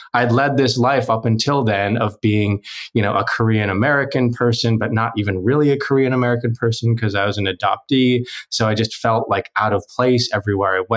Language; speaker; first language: English; early bilingual, other home language; Korean